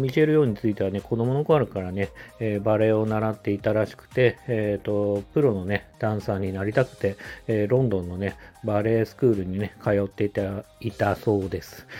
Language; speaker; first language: Japanese; native; Japanese